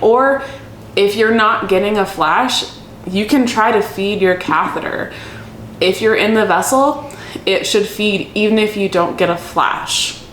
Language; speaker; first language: English; native; English